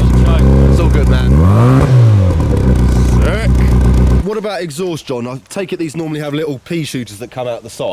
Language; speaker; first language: English; native; English